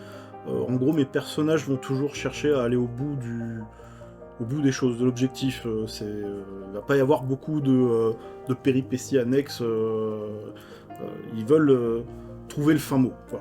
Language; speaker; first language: French; native; French